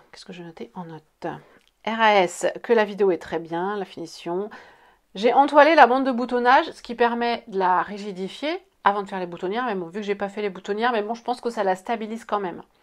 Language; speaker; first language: French; native; French